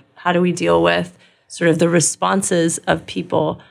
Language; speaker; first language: English; native; English